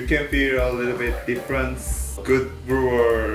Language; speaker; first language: English; non-native, learner; Korean